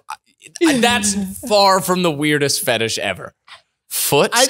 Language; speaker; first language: English; native; English